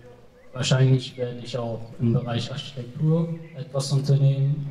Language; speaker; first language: German; early bilingual, other home language; Persian